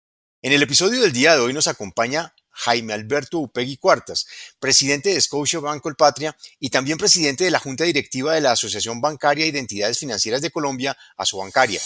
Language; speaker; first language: Spanish; native; Spanish